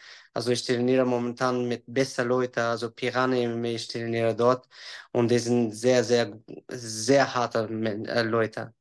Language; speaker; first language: German; non-native, learner; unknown